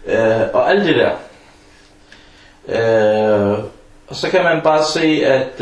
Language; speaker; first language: Danish; early bilingual, other home language; Arabic